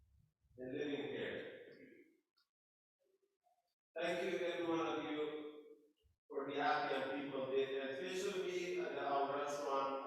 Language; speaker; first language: English; non-native, local second language; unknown